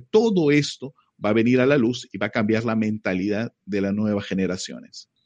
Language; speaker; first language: Spanish; native; Spanish